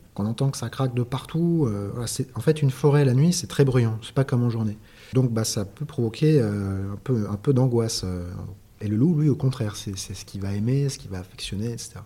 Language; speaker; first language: French; native; French